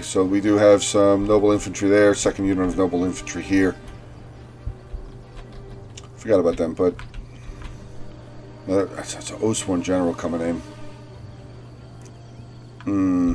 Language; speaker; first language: English; native; English